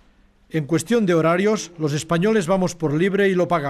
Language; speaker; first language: Spanish; native; Spanish